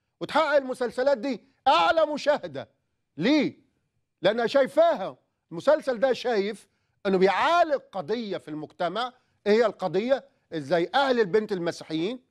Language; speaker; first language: Arabic; native; Arabic